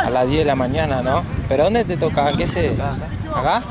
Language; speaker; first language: Spanish; native; Spanish